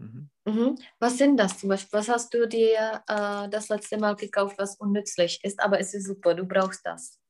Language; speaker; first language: German; non-native, fluent; Czech